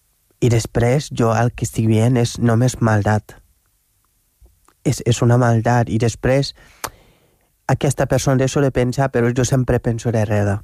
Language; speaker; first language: Catalan; non-native, fluent; Wolof